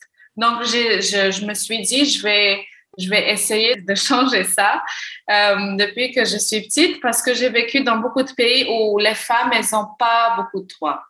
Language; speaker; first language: French; non-native, local second language; Arabic